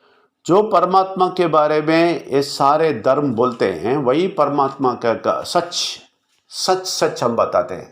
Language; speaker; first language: Hindi; non-native, local second language; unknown